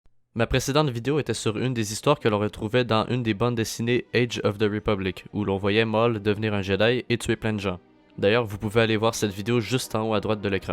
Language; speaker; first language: French; native; French